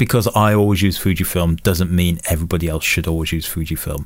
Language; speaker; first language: English; native; English